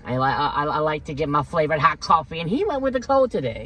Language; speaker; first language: English; native; English